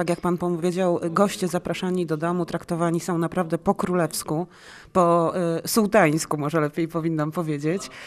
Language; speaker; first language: Polish; native; Polish